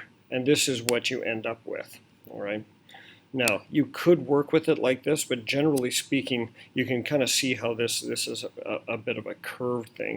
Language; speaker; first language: English; native; English